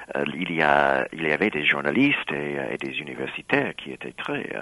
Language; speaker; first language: French; non-native, fluent; English